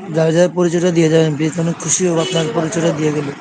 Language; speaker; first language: Bangla; non-native, local second language; Sylheti